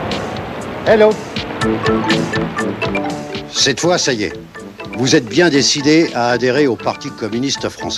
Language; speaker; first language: French; native; French